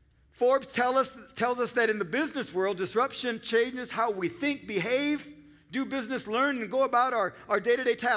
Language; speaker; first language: English; native; English